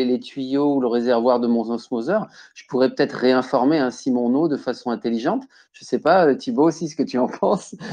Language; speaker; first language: French; native; French